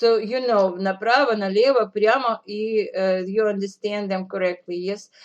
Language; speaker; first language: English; non-native, fluent; Russian